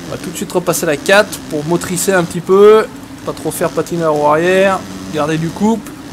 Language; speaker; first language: French; native; French